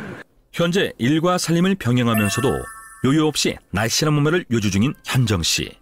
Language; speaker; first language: Korean; native; Korean